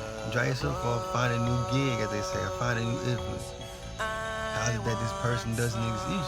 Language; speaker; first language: English; native; English